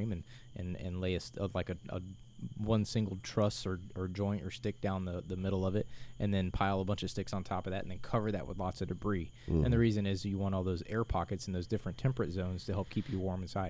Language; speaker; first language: English; native; English